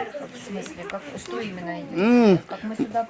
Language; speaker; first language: Russian; native; Russian